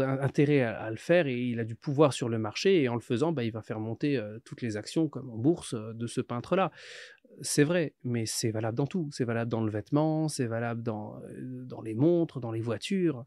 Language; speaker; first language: French; native; French